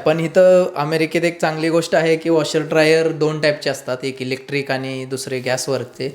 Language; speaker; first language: Marathi; native; Marathi